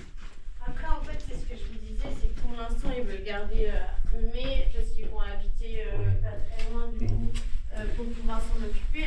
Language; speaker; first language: French; native; French